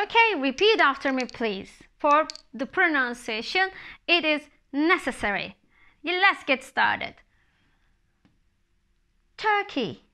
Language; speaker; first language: English; non-native, fluent; Turkish